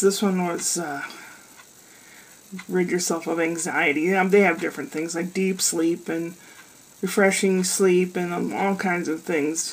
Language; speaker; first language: English; native; English